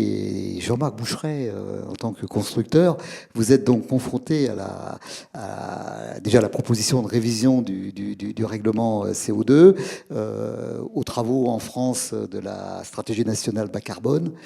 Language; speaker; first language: French; native; French